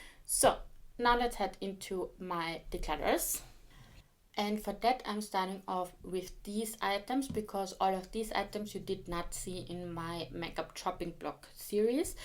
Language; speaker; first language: English; non-native, fluent; German